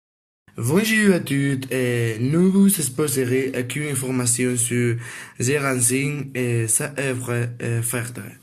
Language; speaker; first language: French; non-native, learner; Spanish